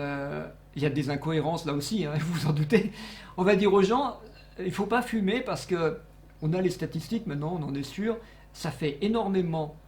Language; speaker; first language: French; native; French